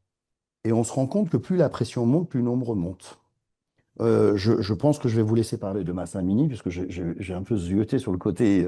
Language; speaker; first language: French; non-native, fluent; Persian